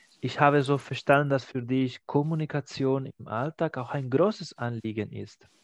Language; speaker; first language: German; non-native, fluent; Spanish